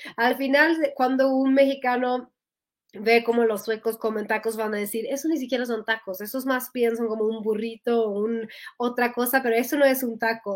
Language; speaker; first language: Spanish; non-native, fluent; Swedish